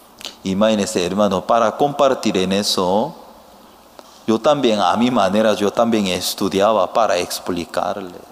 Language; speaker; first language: Spanish; non-native, learner; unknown